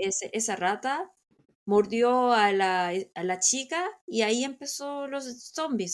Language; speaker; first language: Spanish; non-native, fluent; Korean